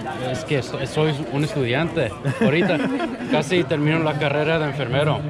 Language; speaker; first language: Spanish; early bilingual, heritage; Spanish